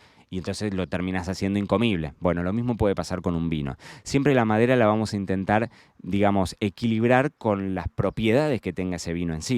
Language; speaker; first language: Spanish; native; Spanish